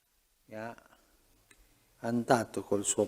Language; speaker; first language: Italian; early bilingual, heritage; Spanish